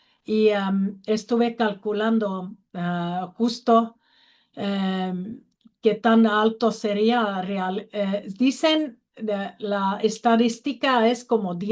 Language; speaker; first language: Spanish; non-native, learner; Finnish